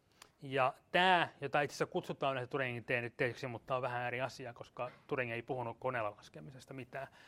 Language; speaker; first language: Finnish; native; Finnish